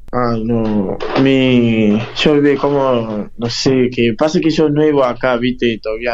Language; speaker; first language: Spanish; non-native, learner; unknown